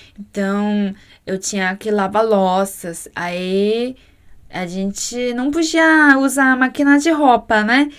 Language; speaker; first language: Portuguese; non-native, fluent; Korean